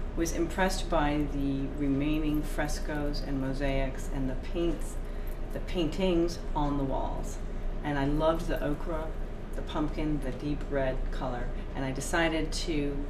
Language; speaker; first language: English; native; English